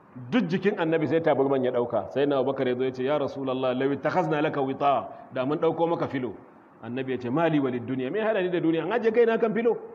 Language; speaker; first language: Hausa; non-native, local second language; Kanuri